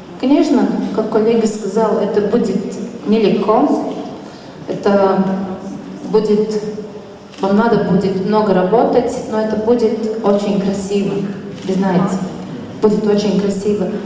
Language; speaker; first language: Russian; non-native, local second language; Latvian